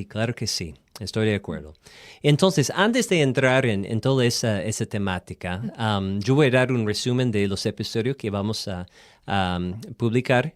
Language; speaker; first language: Spanish; non-native, fluent; English